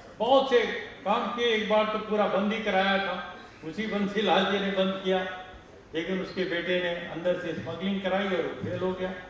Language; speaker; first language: Hindi; non-native, local second language; Telugu